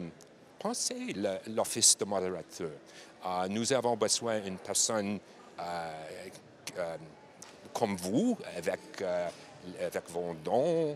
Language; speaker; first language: French; non-native, learner; English